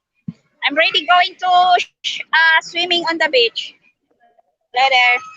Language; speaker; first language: English; non-native, learner; Filipino